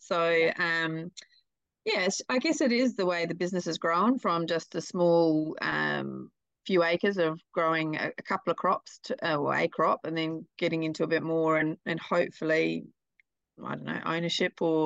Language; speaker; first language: English; native; English